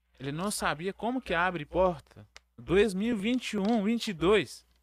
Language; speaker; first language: Portuguese; non-native, learner; Arabic